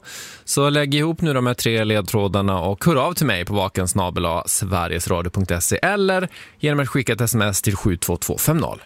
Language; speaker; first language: Swedish; native; Swedish